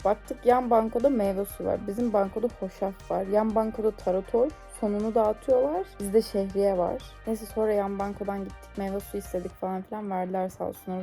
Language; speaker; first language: Turkish; native; Turkish